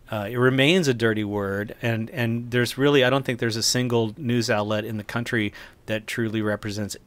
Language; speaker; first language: English; native; English